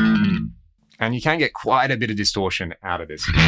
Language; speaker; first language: English; native; English